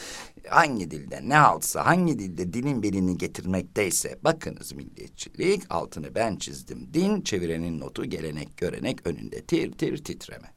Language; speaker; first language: Turkish; native; Turkish